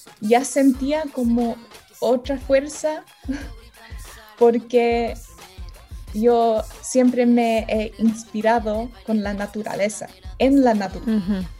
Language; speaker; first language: Spanish; early bilingual, heritage; Spanish